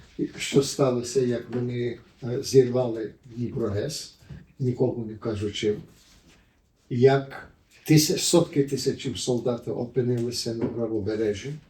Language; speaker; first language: Ukrainian; early bilingual, heritage; Ukrainian